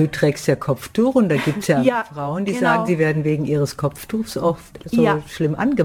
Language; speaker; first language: German; native; German